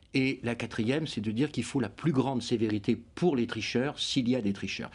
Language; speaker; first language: French; native; French